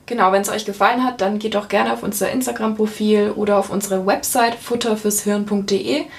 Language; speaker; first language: German; native; German